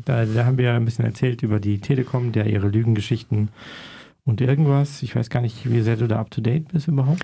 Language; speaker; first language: German; native; German